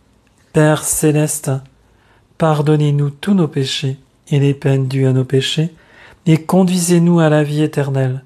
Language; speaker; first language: French; native; French